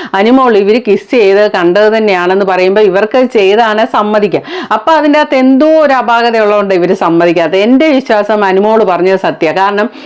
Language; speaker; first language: Malayalam; native; Malayalam